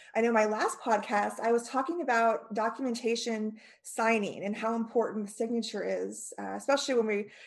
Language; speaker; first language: English; native; English